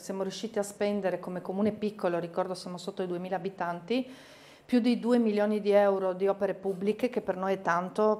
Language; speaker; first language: Italian; native; Italian